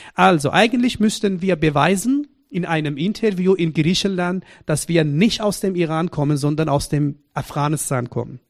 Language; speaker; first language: German; non-native, fluent; Persian